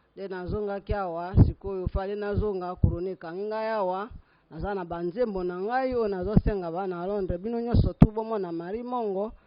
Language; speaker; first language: Lingala; non-native, local second language; Mongo